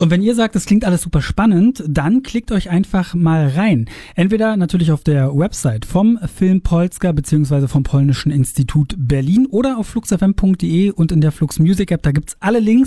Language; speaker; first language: German; native; German